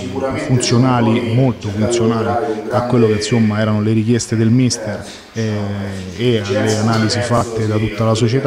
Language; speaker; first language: Italian; native; Italian